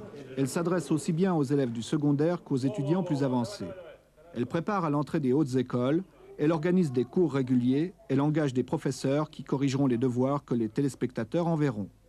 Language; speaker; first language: French; native; French